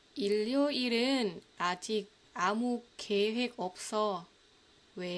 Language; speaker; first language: Korean; non-native, fluent; Thai